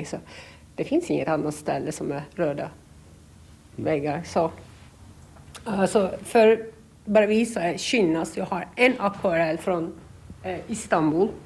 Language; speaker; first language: Swedish; non-native, learner; Turkish